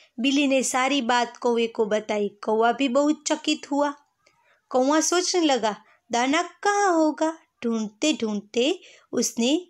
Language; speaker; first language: Hindi; non-native, local second language; Gujarati